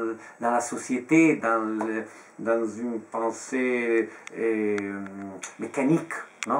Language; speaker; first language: French; non-native, fluent; Italian